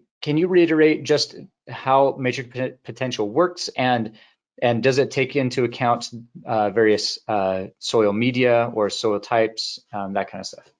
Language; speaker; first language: English; native; English